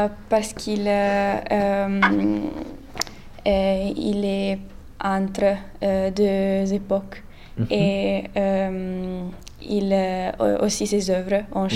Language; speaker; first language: French; non-native, learner; Italian